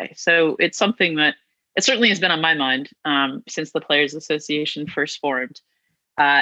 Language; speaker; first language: English; native; English